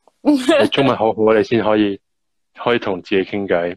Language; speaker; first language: Chinese; early bilingual, heritage; Cantonese